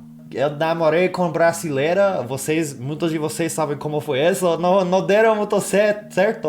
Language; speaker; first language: Portuguese; non-native, fluent; English